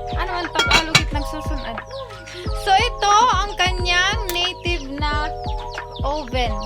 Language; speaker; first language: Filipino; non-native, local second language; Waray